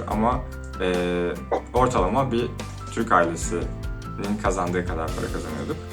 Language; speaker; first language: Turkish; native; Turkish